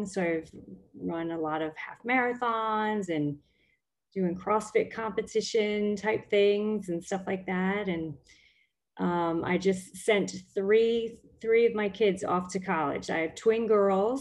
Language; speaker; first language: English; native; English